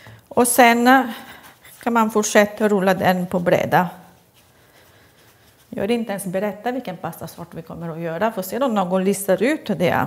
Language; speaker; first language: Swedish; non-native, fluent; Italian